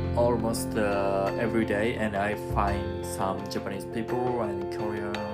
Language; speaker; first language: English; non-native, learner; Japanese